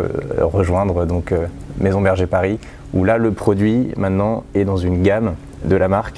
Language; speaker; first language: French; native; French